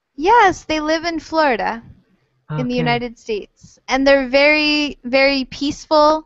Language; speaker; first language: English; native; English